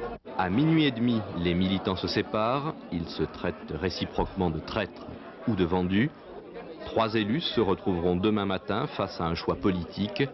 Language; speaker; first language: French; native; French